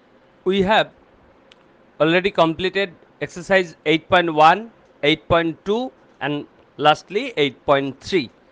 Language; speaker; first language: English; non-native, local second language; Bangla